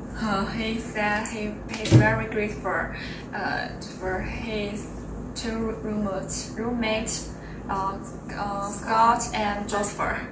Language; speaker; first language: English; non-native, learner; Chinese